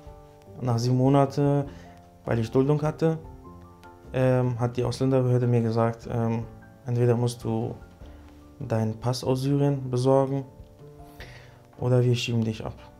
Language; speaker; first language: German; early bilingual, other home language; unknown